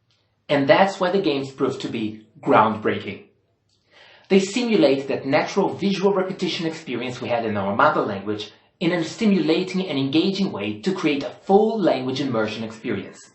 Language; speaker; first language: English; non-native, fluent; Portuguese